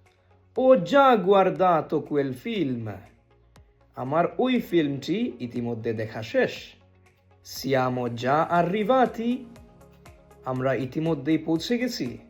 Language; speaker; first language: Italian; non-native, local second language; Bangla